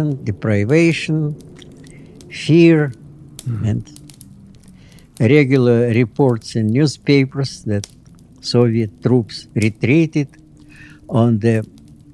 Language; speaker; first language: English; non-native, fluent; Russian